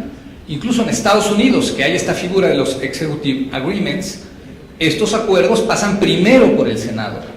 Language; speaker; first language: Spanish; native; Spanish